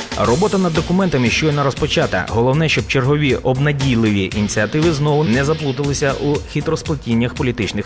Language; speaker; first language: Ukrainian; native; Ukrainian